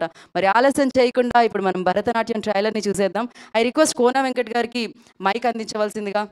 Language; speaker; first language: Telugu; native; Telugu